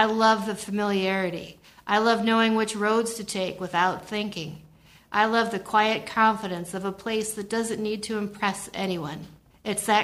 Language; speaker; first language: English; native; English